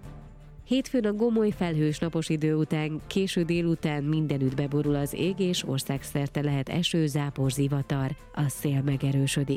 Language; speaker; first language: Hungarian; native; Hungarian